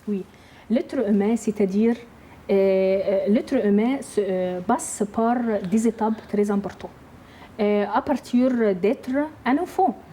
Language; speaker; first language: French; non-native, learner; Arabic